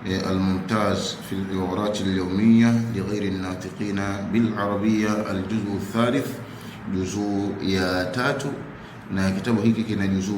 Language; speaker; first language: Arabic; non-native, fluent; Swahili